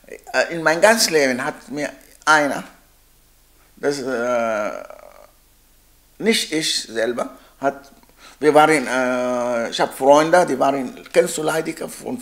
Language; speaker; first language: German; non-native, learner; Arabic